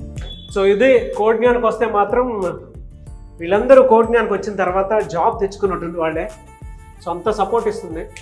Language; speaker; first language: Telugu; native; Telugu